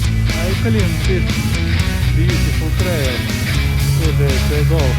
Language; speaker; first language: English; non-native, learner; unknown